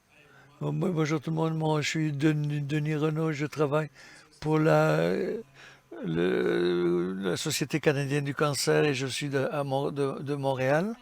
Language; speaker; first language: French; non-native, fluent; English